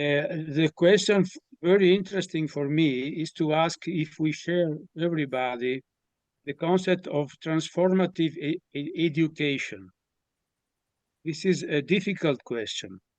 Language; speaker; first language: English; non-native, learner; Italian